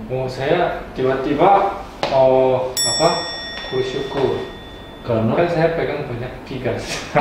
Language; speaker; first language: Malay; non-native, fluent; Korean